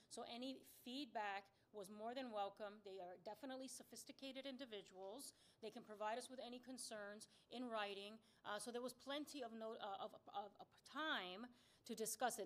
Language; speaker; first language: English; early bilingual, other home language; Spanish